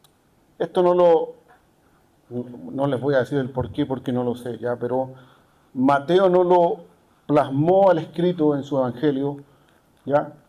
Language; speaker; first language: Spanish; native; Spanish